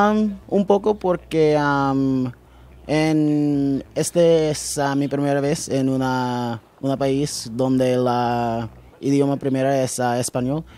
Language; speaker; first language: Spanish; non-native, learner; English